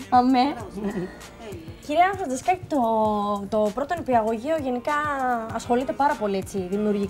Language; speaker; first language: Greek; native; Greek